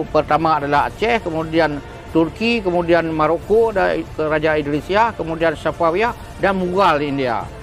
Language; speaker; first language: Malay; non-native, local second language; Achinese